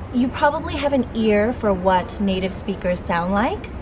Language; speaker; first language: English; native; English